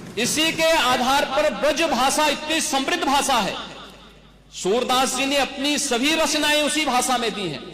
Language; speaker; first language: Hindi; native; Hindi